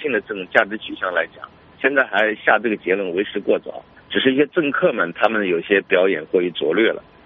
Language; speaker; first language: Chinese; native; Chinese